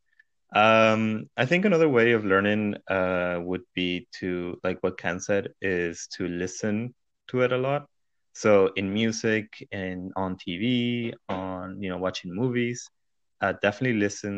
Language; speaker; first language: English; non-native, fluent; Spanish